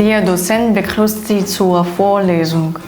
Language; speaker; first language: German; non-native, fluent; Ukrainian